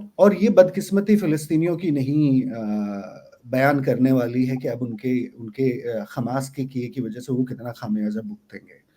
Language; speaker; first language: Hindi; native; Hindi